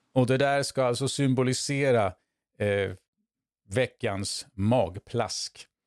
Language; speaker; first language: Swedish; native; Swedish